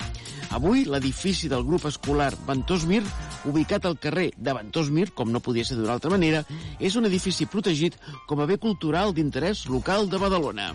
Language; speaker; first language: Catalan; native; Catalan